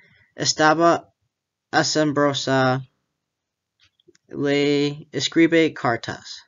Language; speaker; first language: Spanish; non-native, learner; English